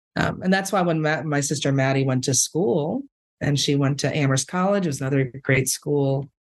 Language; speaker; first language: English; early bilingual, other home language; Spanish